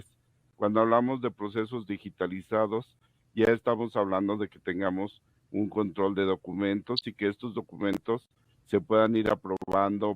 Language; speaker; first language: Spanish; native; Spanish